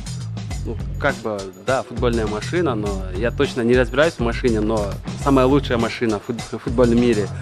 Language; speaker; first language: Russian; native; Russian